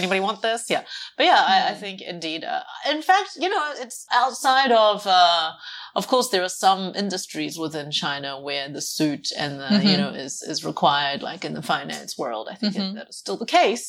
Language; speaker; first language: English; native; English